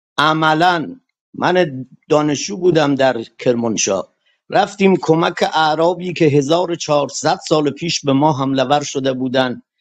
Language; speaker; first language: Persian; non-native, local second language; Kurdish